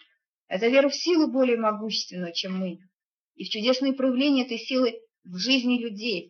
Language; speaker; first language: Russian; native; Russian